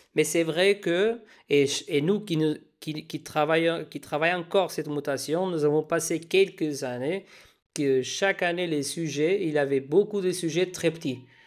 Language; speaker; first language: French; non-native, fluent; Spanish